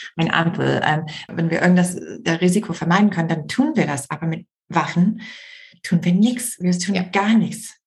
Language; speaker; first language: German; non-native, fluent; English